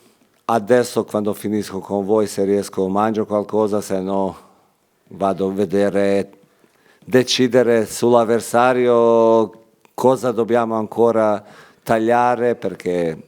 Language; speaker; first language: Italian; non-native, fluent; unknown